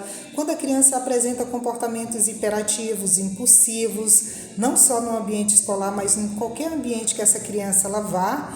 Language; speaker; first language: Portuguese; native; Portuguese